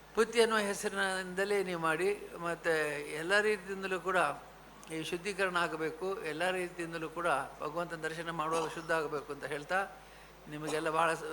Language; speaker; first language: Kannada; non-native, local second language; Tulu